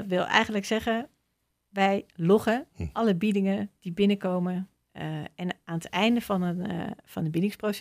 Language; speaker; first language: Dutch; native; Dutch